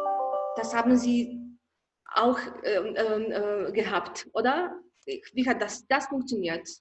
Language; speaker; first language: German; non-native, fluent; Slovenian